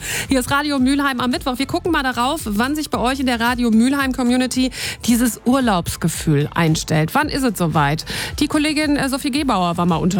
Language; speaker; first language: German; native; German